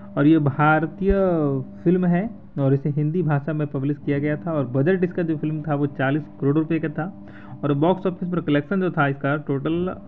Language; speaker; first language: Hindi; native; Hindi